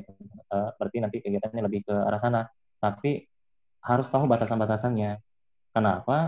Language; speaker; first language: Indonesian; native; Indonesian